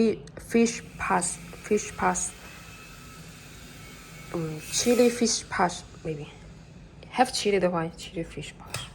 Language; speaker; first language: English; non-native, learner; Burmese